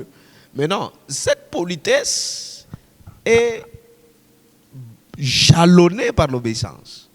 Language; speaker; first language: French; non-native, local second language; Swahili